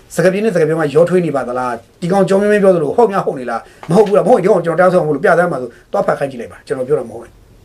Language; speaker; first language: Burmese; native; Burmese